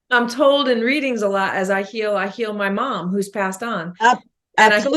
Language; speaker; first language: English; native; English